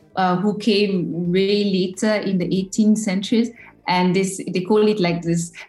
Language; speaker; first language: English; non-native, fluent; French